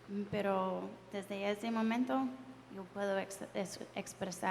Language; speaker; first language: Spanish; non-native, learner; English